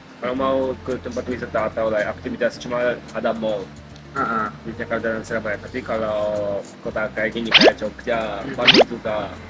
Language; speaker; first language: Indonesian; non-native, fluent; Japanese